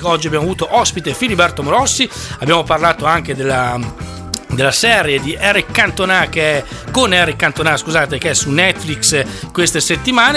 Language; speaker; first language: Italian; native; Italian